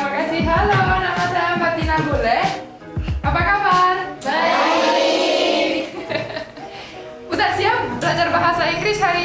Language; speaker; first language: Indonesian; non-native, fluent; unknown